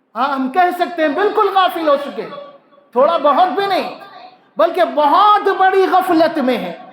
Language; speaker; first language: Urdu; native; Urdu